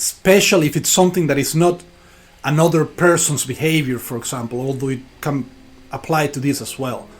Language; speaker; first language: English; non-native, fluent; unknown